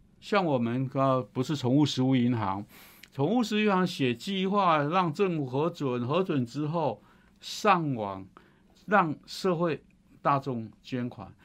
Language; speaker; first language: Chinese; native; Chinese